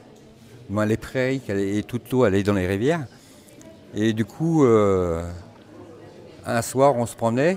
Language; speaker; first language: French; native; French